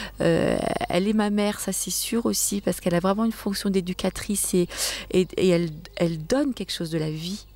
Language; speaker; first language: French; native; French